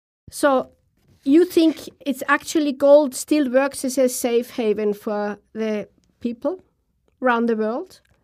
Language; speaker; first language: English; non-native, fluent; German